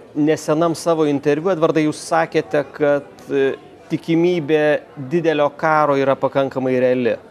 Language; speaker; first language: Lithuanian; native; Lithuanian